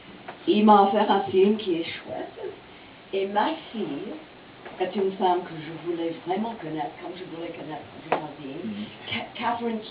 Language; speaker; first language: French; non-native, fluent; English